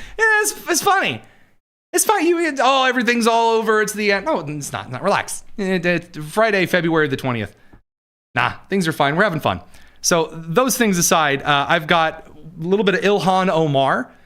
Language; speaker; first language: English; native; English